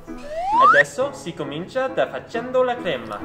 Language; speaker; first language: Italian; non-native, learner; English